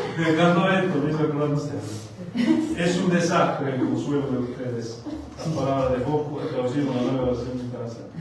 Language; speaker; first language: Spanish; non-native, fluent; German